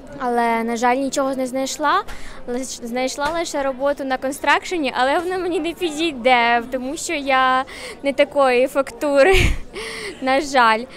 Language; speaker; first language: Ukrainian; native; Ukrainian